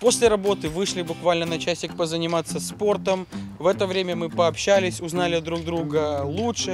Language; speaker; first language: Russian; native; Russian